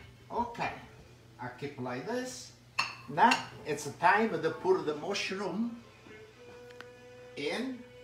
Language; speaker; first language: English; non-native, learner; Italian